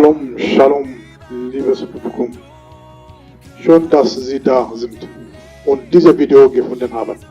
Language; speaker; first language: German; non-native, learner; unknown